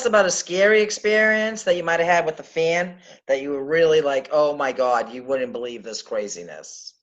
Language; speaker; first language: English; native; English